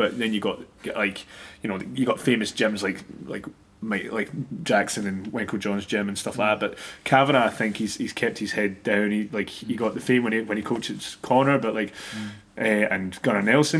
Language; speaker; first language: English; native; English